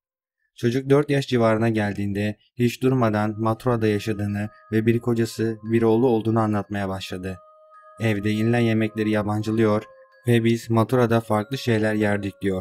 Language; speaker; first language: Turkish; native; Turkish